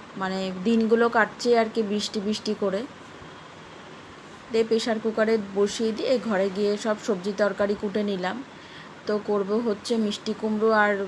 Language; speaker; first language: Bangla; native; Bangla